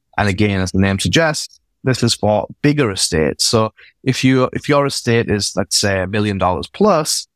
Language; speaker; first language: English; native; English